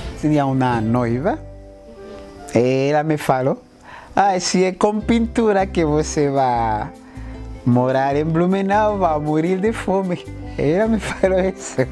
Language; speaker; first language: Portuguese; non-native, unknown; Haitian Creole